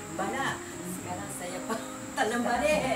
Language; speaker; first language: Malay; non-native, learner; Japanese